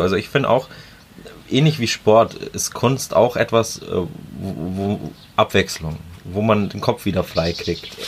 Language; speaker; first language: German; native; German